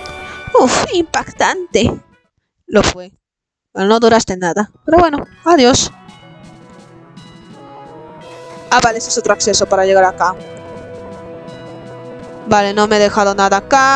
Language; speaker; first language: Spanish; native; Spanish